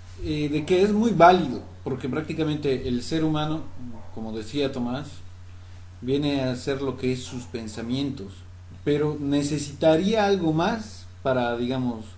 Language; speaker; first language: Spanish; native; Spanish